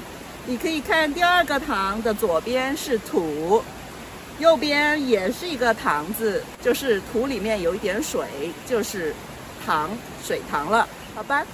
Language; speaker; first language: Chinese; non-native, local second language; Yao